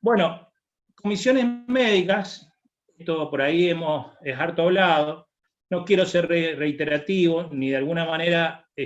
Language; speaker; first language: Spanish; native; Spanish